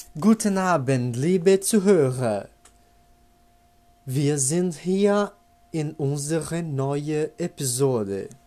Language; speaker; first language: German; non-native, learner; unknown